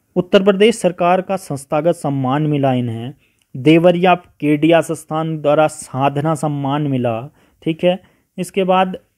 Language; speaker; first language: Hindi; native; Hindi